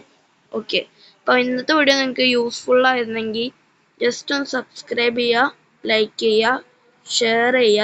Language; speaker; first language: Malayalam; native; Malayalam